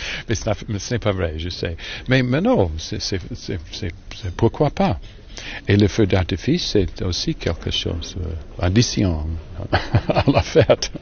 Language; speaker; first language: French; non-native, fluent; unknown